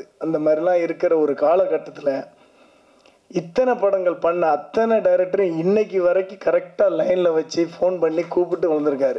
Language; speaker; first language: Tamil; native; Tamil